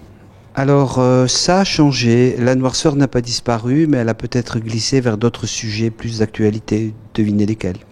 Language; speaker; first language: French; native; French